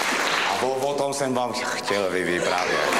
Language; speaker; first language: Czech; native; Czech